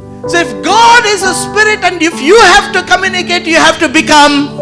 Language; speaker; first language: English; non-native, local second language; Telugu